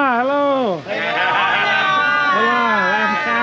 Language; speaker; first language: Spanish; non-native, learner; English